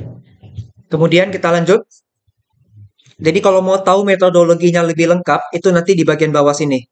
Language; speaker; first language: Indonesian; native; Indonesian